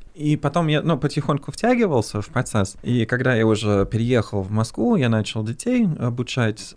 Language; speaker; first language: Russian; non-native, fluent; English